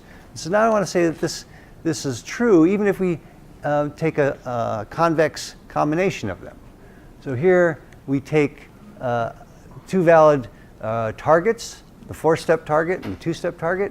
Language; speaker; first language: English; native; English